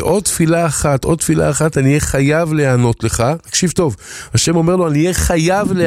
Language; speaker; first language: Hebrew; native; Hebrew